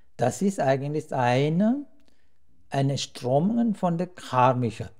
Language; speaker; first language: German; non-native, fluent; Sinhala